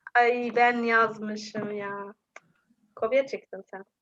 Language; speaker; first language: Turkish; non-native, learner; Arabic